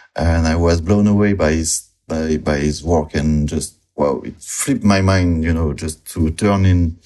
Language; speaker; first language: English; non-native, learner; French